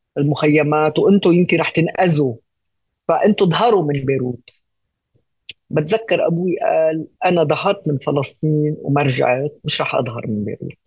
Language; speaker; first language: Arabic; native; Arabic